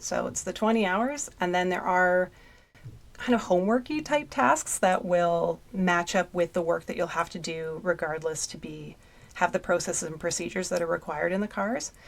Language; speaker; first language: English; native; English